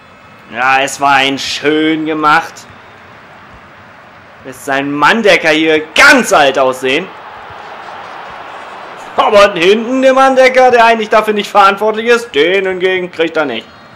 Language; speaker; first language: German; native; German